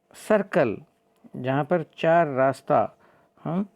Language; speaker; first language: Hindi; non-native, local second language; Kannada